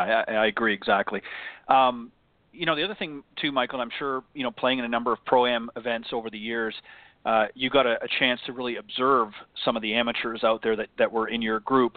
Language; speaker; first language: English; native; English